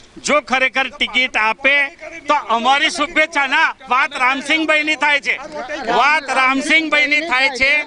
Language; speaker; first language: Gujarati; native; Gujarati